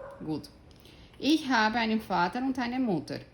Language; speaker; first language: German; non-native, fluent; Spanish